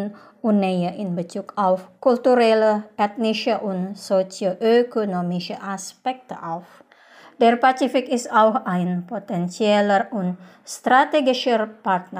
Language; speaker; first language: German; non-native, fluent; Indonesian